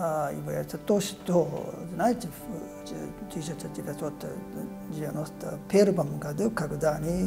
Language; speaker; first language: Russian; non-native, fluent; Japanese